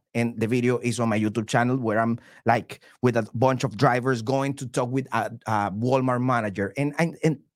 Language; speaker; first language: English; non-native, fluent; Spanish